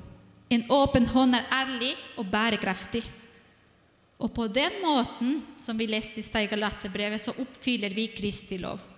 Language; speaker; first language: Norwegian; non-native, fluent; Spanish